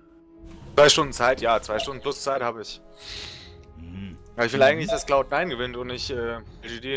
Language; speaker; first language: German; native; German